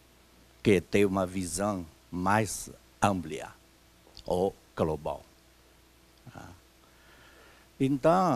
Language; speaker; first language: Portuguese; non-native, fluent; Chinese